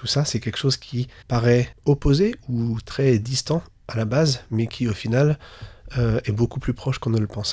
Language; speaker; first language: French; native; French